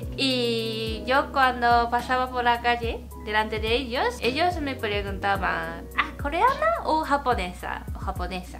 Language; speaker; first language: Spanish; non-native, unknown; Japanese